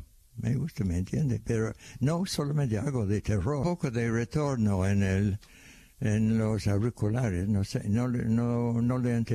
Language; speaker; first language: Spanish; non-native, fluent; English